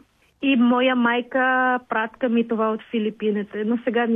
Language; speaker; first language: Bulgarian; non-native, learner; Filipino